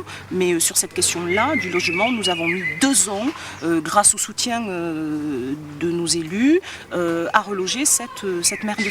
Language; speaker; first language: French; native; French